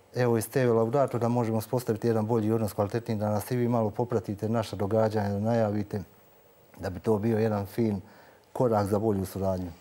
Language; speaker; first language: Croatian; native; Croatian